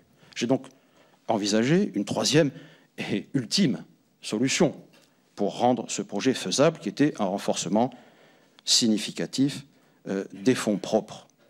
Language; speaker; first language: French; native; French